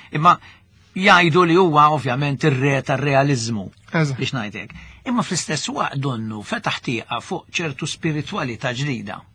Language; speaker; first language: Maltese; native; Maltese